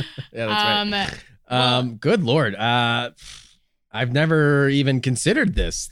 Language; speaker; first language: English; native; English